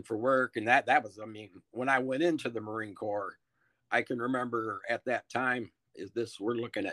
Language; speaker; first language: English; native; English